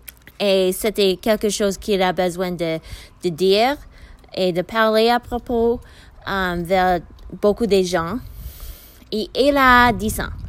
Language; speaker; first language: French; non-native, learner; English